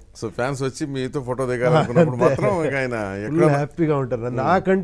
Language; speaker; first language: Telugu; native; Telugu